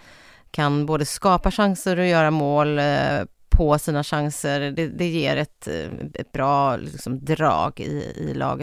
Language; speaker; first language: Swedish; native; Swedish